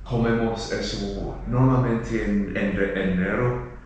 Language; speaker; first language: Spanish; non-native, learner; English